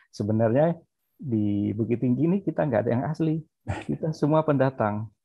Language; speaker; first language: Indonesian; native; Indonesian